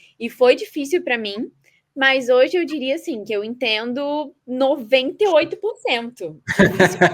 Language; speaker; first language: Portuguese; native; Portuguese